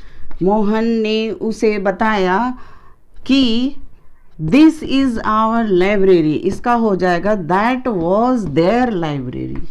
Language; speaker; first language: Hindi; native; Hindi